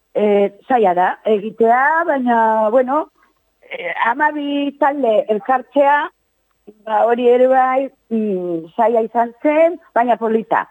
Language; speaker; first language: Basque; non-native, local second language; Spanish